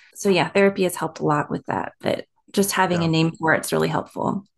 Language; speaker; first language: English; native; English